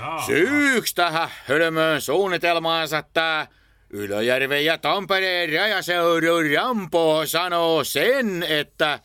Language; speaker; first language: Finnish; native; Finnish